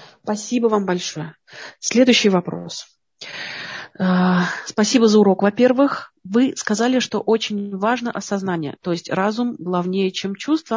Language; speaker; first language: Russian; native; Russian